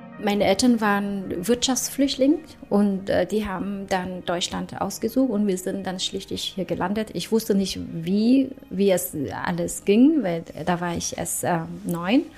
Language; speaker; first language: German; early bilingual, other home language; Vietnamese